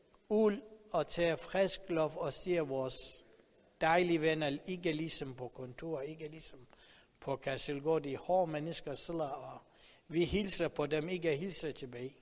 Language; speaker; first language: Danish; non-native, learner; Persian